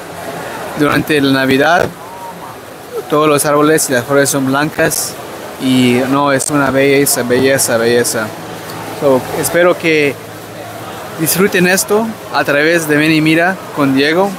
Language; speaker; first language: Spanish; early bilingual, other home language; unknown